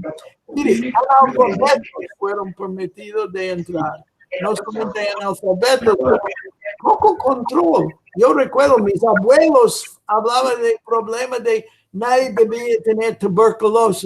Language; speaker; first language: Spanish; non-native, fluent; English